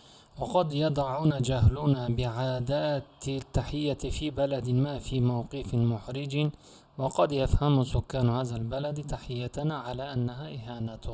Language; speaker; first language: Arabic; non-native, fluent; Uzbek